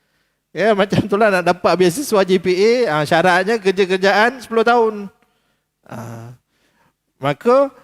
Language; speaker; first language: Malay; native; Malay